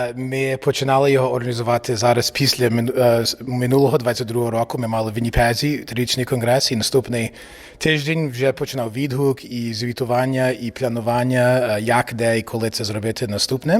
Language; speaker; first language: Ukrainian; early bilingual, heritage; English